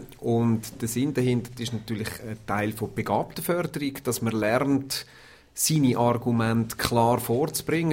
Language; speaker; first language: German; native; German